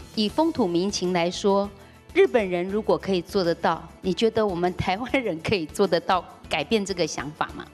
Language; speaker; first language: Chinese; native; Chinese